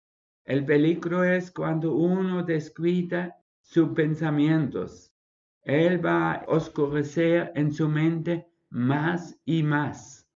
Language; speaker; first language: Spanish; non-native, fluent; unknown